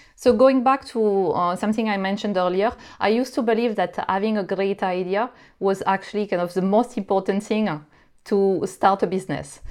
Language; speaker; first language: English; non-native, fluent; French